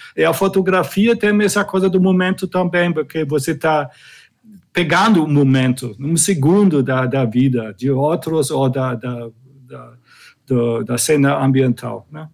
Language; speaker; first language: Portuguese; non-native, fluent; German